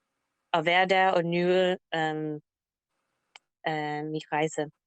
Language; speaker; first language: Danish; non-native, learner; English